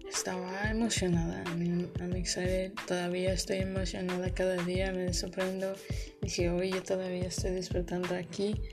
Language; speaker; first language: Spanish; early bilingual, heritage; Spanish